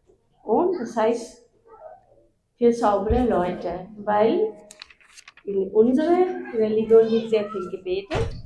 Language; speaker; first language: German; non-native, fluent; Urdu